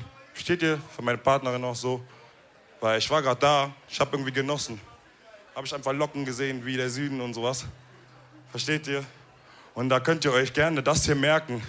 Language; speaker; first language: German; early bilingual, other home language; Wolof